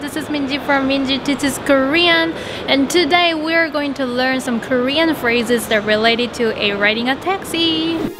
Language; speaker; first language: English; non-native, fluent; Korean